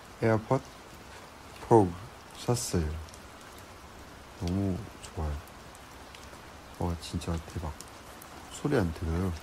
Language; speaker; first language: Korean; non-native, learner; Chinese